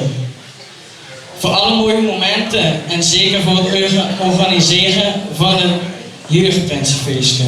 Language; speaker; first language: Dutch; native; Dutch